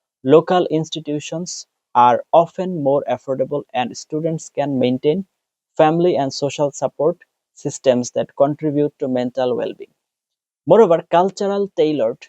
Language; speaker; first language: English; non-native, local second language; Bangla